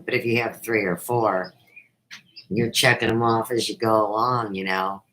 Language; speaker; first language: English; native; English